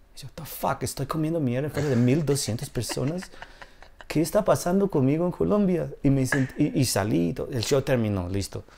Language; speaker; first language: Spanish; non-native, fluent; English